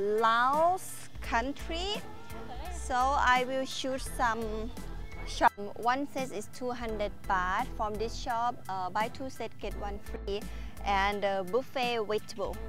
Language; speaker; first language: English; non-native, learner; Thai